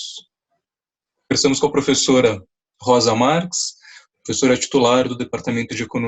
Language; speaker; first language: Portuguese; native; Portuguese